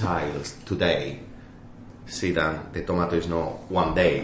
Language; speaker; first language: English; non-native, fluent; Spanish